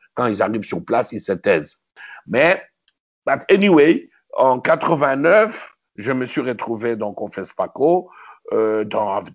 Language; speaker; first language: French; non-native, local second language; Luba-Lulua